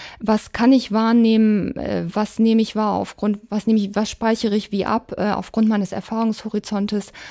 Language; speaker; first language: German; native; German